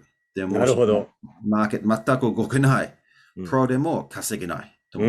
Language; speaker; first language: Japanese; non-native, learner; English